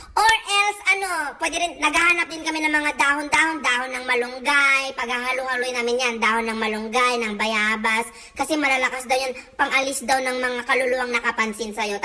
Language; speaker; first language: Filipino; non-native, local second language; Iloko